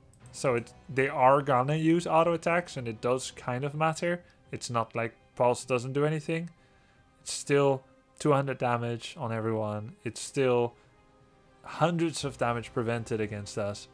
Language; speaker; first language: English; non-native, fluent; Dutch